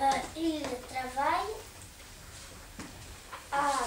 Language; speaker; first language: French; non-native, learner; Russian